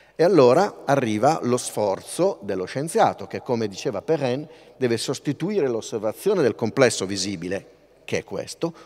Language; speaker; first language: Italian; native; Italian